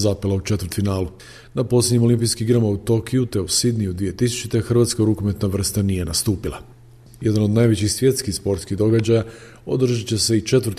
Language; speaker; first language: Croatian; native; Croatian